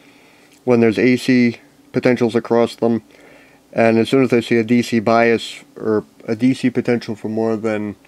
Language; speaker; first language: English; native; English